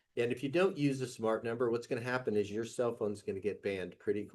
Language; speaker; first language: English; native; English